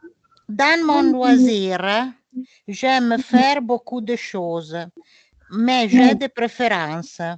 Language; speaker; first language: French; non-native, learner; Italian